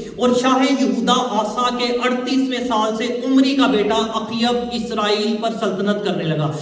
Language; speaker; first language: Urdu; non-native, local second language; Punjabi